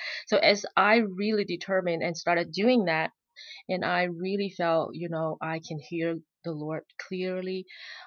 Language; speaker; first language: English; non-native, local second language; Chinese